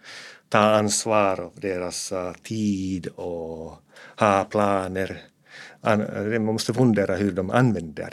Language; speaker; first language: Swedish; non-native, fluent; Finnish